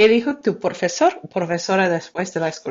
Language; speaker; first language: Spanish; non-native, fluent; English